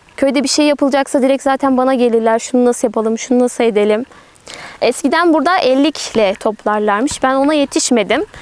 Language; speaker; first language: Turkish; native; Turkish